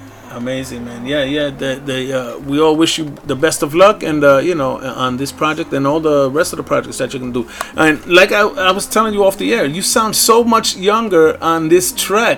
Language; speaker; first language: English; early bilingual, other home language; Spanish